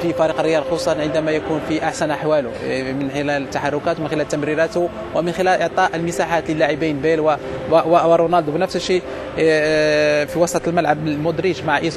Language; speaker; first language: Arabic; native; Arabic